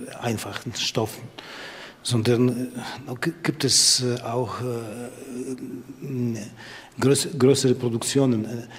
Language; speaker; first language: German; non-native, learner; Polish